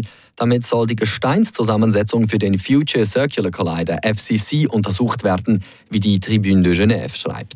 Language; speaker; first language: German; native; German